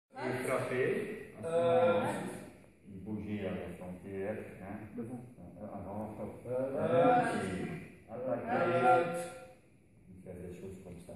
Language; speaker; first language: French; non-native, learner; Dutch